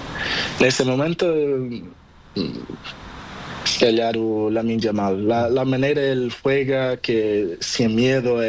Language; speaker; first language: Spanish; non-native, learner; Portuguese